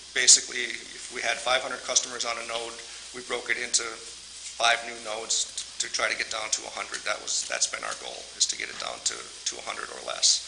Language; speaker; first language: English; native; English